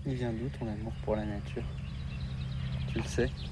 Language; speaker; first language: French; native; French